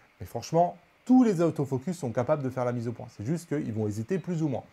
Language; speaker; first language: French; native; French